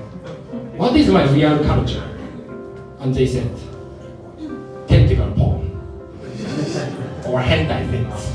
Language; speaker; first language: English; non-native, fluent; Japanese